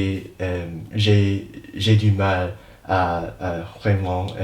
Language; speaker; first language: French; non-native, learner; English